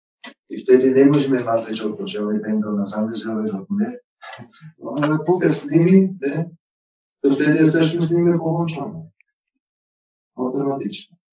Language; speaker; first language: Polish; non-native, learner; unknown